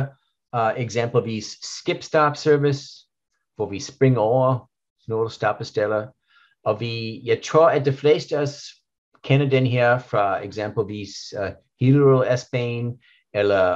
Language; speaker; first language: Danish; non-native, learner; English